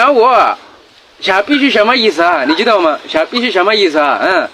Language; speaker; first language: Chinese; non-native, learner; Serbian